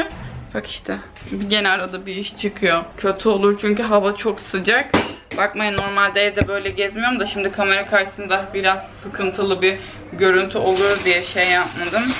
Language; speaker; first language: Turkish; native; Turkish